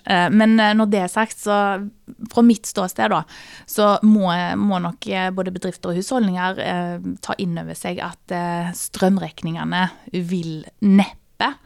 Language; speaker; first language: Norwegian; native; Norwegian